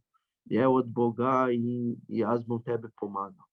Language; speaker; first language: Slovenian; non-native, learner; Portuguese